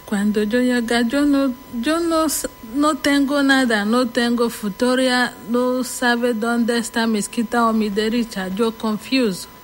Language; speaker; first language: Spanish; non-native, learner; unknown